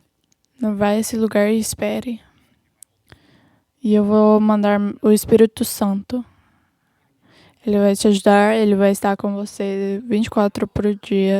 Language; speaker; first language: Portuguese; non-native, fluent; English